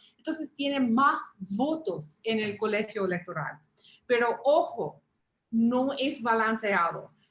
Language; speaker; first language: Spanish; early bilingual, heritage; English